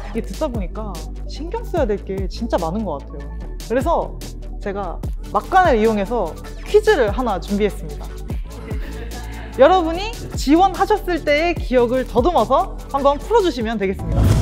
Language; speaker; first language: Korean; native; Korean